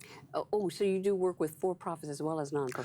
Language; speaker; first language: English; native; English